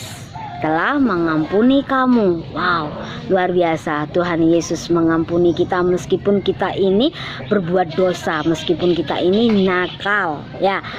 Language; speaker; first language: Indonesian; non-native, local second language; Javanese